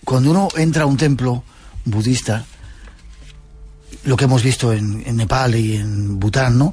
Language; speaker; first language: Spanish; native; Spanish